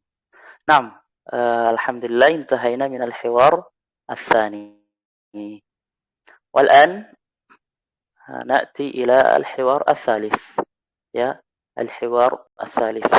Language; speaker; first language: Arabic; non-native, fluent; Indonesian